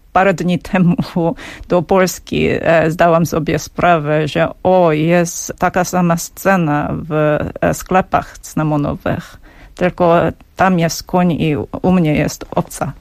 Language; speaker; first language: Polish; non-native, fluent; Korean